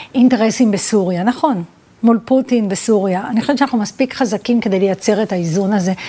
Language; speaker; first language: Hebrew; early bilingual, other home language; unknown